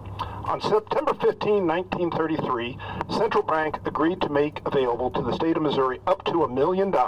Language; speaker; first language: English; native; English